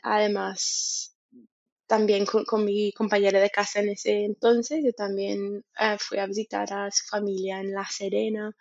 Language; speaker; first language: Spanish; non-native, fluent; English